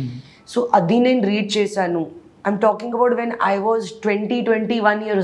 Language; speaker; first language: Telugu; non-native, learner; Hindi